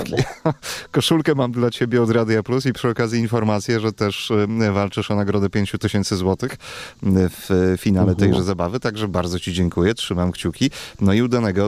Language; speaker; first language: Polish; native; Polish